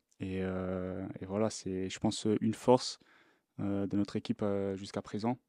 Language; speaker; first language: French; non-native, local second language; Luxembourgish